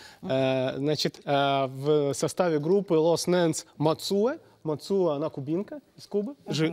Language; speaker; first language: Russian; native; Russian